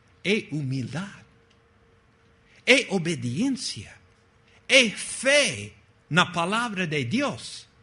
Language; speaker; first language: Portuguese; non-native, fluent; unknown